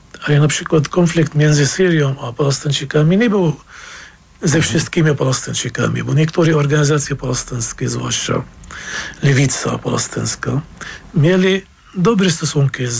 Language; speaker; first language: Polish; non-native, fluent; Arabic